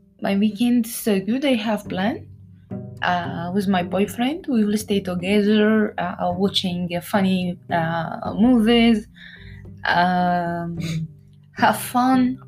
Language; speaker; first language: English; non-native, learner; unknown